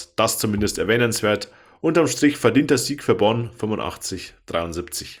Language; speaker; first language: German; native; German